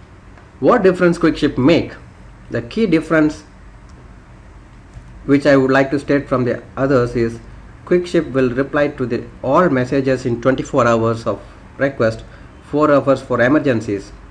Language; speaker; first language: English; non-native, local second language; Tamil